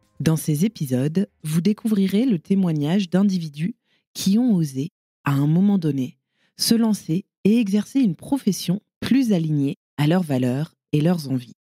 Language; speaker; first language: French; native; French